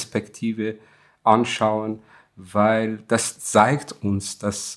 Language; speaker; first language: German; non-native, fluent; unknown